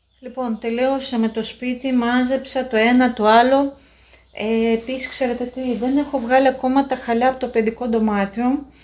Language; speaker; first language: Greek; non-native, fluent; Russian